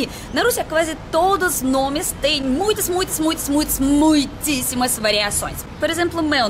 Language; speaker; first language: Portuguese; non-native, fluent; Russian